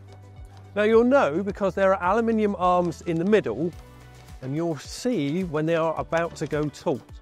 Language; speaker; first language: English; native; English